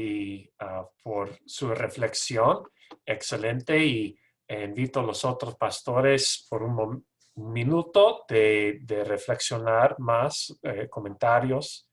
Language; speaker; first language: Spanish; non-native, learner; English